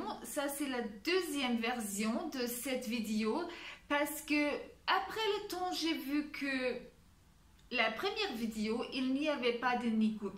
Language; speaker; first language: French; non-native, fluent; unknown